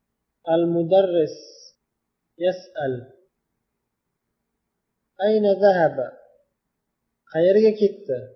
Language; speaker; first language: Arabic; non-native, fluent; Uzbek